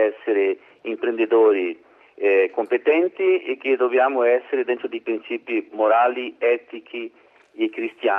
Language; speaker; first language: Italian; non-native, learner; Portuguese